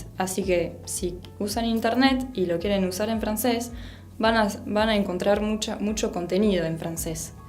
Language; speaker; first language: Spanish; non-native, fluent; French